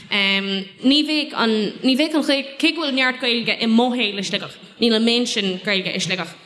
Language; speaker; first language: Irish; non-native, local second language; English